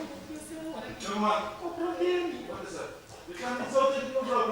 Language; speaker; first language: Dutch; non-native, local second language; Papiamento